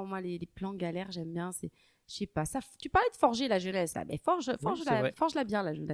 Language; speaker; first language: French; native; French